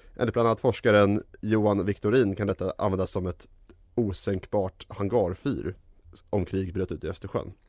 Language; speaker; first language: Swedish; native; Swedish